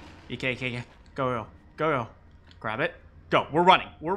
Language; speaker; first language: English; native; English